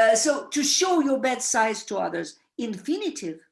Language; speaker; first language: English; non-native, fluent; Russian